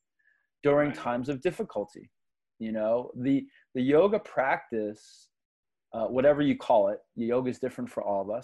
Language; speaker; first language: English; native; English